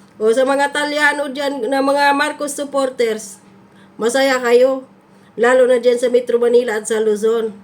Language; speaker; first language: Filipino; non-native, local second language; Cebuano